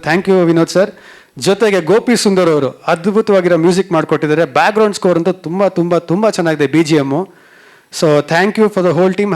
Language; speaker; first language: Kannada; native; Kannada